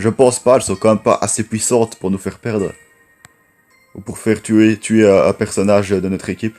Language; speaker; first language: French; native; French